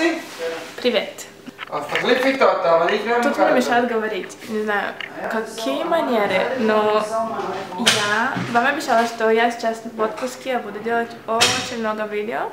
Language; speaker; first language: Russian; early bilingual, heritage; Russian